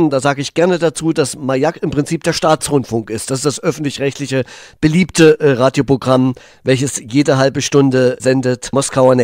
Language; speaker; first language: German; native; German